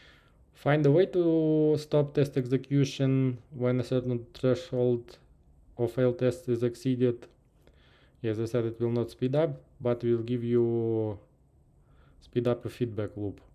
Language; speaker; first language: English; non-native, fluent; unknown